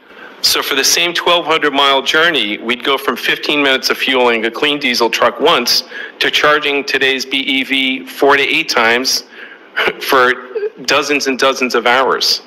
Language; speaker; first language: English; native; English